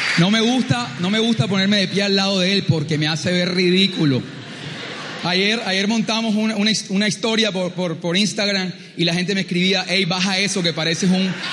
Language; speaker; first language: Spanish; native; Spanish